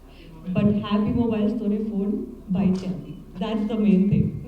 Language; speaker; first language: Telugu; non-native, learner; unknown